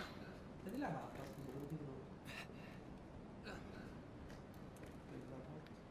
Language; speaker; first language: Italian; native; Italian